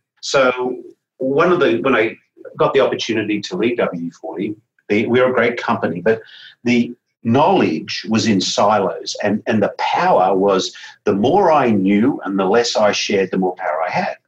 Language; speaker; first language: English; native; English